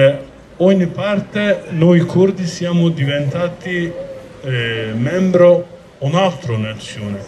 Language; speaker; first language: Italian; non-native, learner; Kurdish